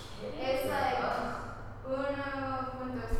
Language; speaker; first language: Spanish; non-native, learner; English